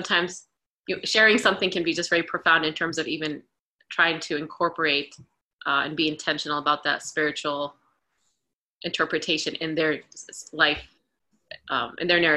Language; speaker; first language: English; non-native, fluent; Arabic